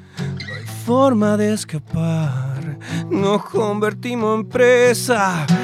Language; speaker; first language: Spanish; native; Spanish